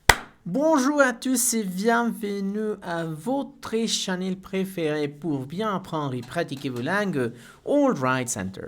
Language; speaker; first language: French; non-native, fluent; Spanish